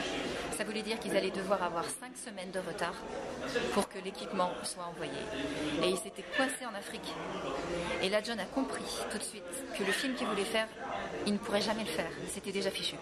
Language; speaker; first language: French; native; French